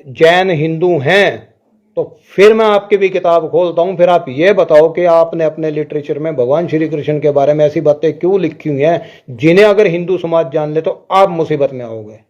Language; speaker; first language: Hindi; non-native, local second language; Punjabi